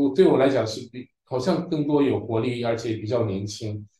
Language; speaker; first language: Chinese; early bilingual, heritage; Chinese